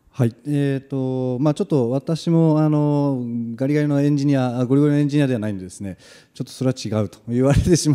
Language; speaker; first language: Japanese; native; Japanese